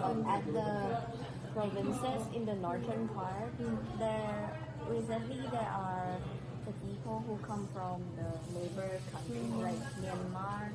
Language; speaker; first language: English; non-native, learner; Thai